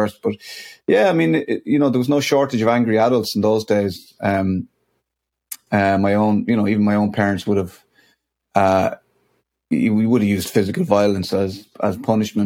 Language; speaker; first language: English; native; English